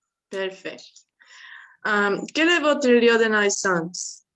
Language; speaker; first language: French; non-native, learner; Spanish